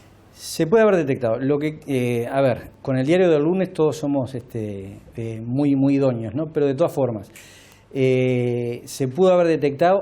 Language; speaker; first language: Spanish; native; Spanish